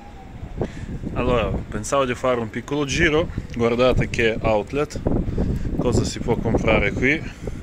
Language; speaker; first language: Italian; non-native, fluent; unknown